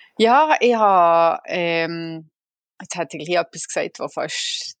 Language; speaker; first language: German; native; German